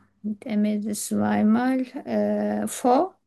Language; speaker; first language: German; non-native, learner; Turkish